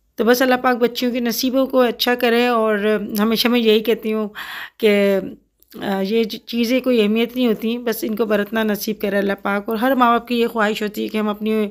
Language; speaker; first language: Urdu; native; Urdu